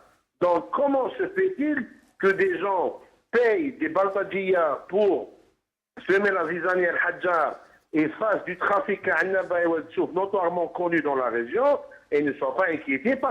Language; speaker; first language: French; non-native, local second language; Kabyle